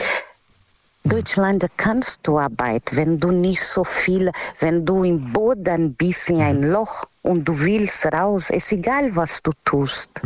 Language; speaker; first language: German; non-native, learner; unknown